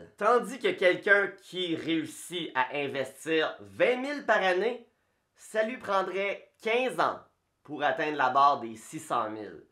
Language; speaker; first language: French; native; French